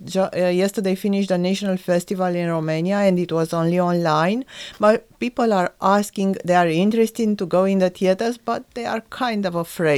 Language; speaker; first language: English; non-native, fluent; Romanian